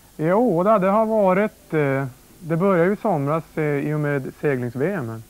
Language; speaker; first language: Swedish; native; Swedish